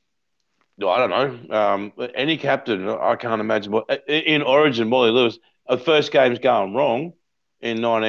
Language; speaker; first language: English; native; English